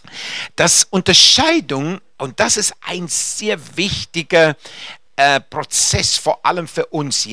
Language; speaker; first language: German; non-native, fluent; English